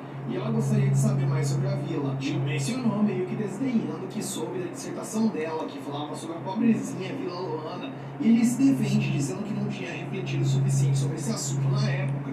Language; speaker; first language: Portuguese; native; Portuguese